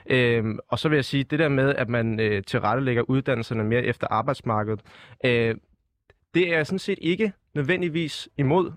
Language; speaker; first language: Danish; native; Danish